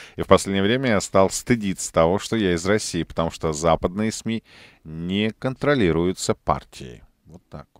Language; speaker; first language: Russian; native; Russian